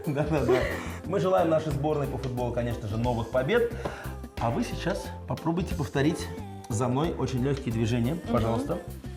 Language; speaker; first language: Russian; native; Russian